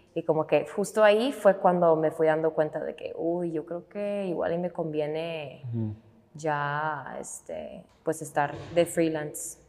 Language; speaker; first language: Spanish; non-native, fluent; English